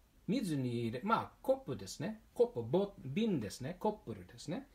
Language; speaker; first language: Japanese; non-native, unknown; English